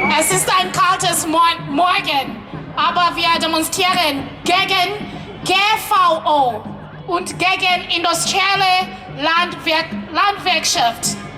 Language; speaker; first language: German; non-native, learner; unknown